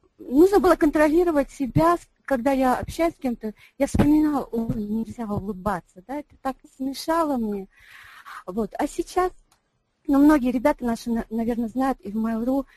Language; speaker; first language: Russian; non-native, local second language; Tajik